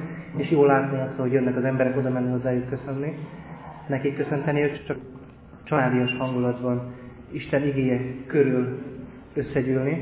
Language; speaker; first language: Hungarian; native; Hungarian